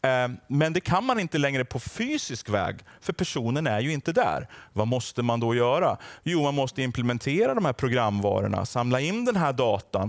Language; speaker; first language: Swedish; native; Swedish